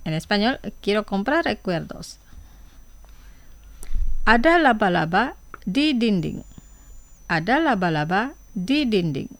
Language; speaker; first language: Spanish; non-native, fluent; Indonesian